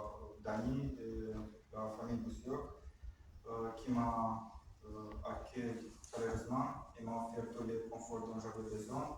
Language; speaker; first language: French; non-native, fluent; Romanian